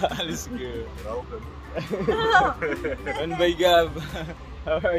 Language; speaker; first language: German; non-native, learner; Filipino